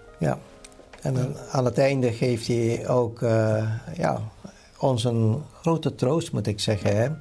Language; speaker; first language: Dutch; native; Dutch